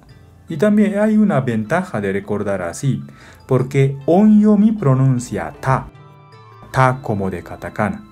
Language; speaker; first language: Spanish; non-native, fluent; Japanese